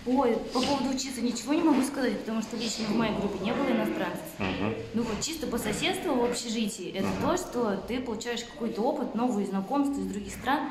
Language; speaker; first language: Russian; native; Russian